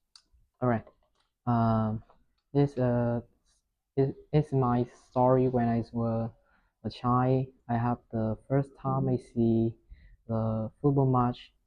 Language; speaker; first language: English; non-native, learner; Vietnamese